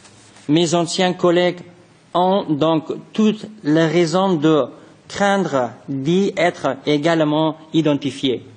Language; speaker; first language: French; non-native, fluent; Persian